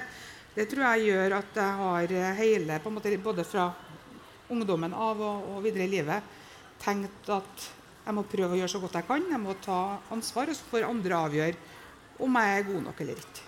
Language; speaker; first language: Norwegian; native; Norwegian